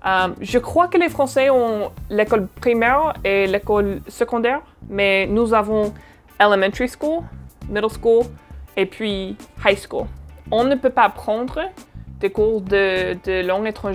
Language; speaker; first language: French; non-native, fluent; English